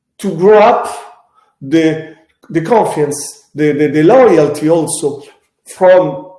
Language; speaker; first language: English; non-native, fluent; Italian